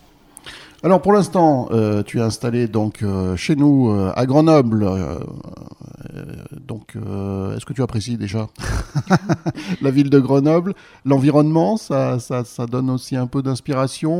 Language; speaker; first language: French; native; French